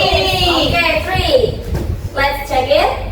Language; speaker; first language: English; non-native, learner; Indonesian